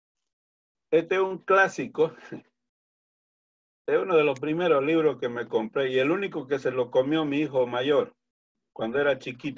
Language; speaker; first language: Spanish; native; Spanish